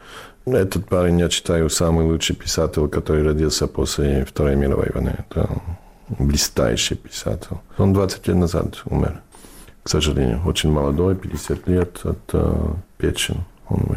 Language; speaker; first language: Russian; non-native, fluent; English